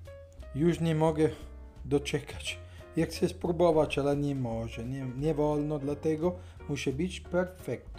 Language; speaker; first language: Polish; non-native, learner; Italian